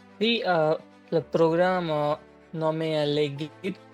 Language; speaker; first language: French; non-native, learner; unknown